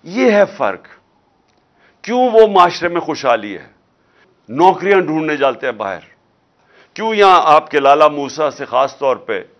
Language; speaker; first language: Urdu; non-native, local second language; Punjabi